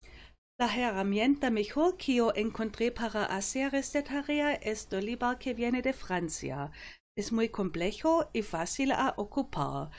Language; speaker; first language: Spanish; non-native, fluent; German